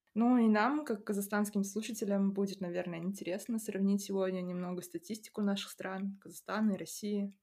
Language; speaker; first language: Russian; native; Russian